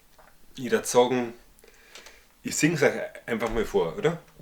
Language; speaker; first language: German; native; German